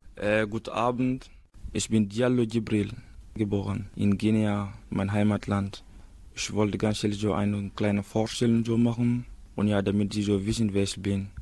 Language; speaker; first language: German; non-native, learner; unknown